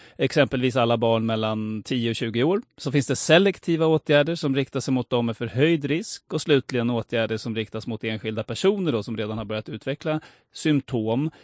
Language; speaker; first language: Swedish; native; Swedish